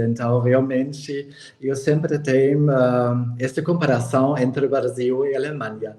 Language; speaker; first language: Portuguese; non-native, fluent; German